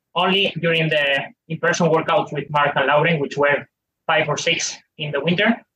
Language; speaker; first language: English; non-native, fluent; Spanish